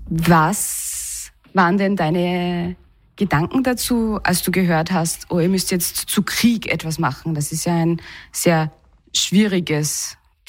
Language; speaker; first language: German; native; German